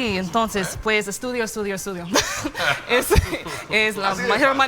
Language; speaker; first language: Spanish; non-native, learner; English